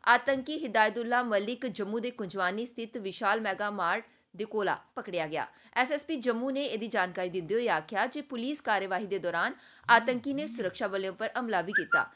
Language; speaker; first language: Punjabi; non-native, local second language; Dogri